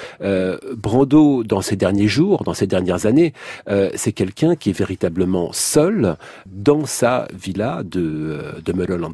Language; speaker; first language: French; native; French